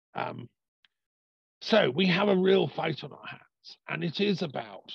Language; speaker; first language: English; native; English